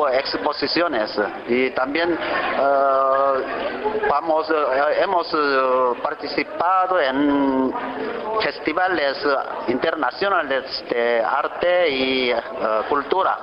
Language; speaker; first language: Spanish; non-native, learner; Korean